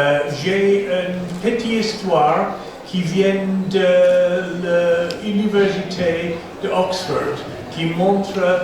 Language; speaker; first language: French; non-native, fluent; English